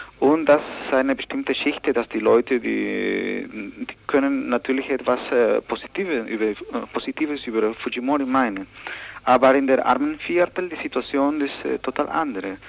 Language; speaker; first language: German; non-native, learner; Spanish